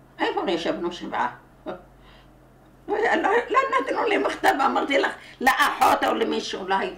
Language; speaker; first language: Hebrew; non-native, learner; Arabic